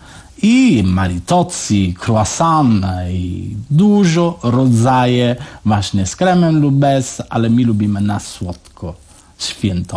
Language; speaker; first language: Polish; non-native, learner; Italian